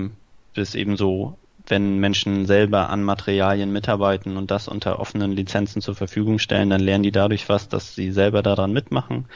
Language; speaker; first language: German; native; German